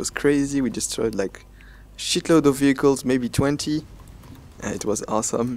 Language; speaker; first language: English; non-native, fluent; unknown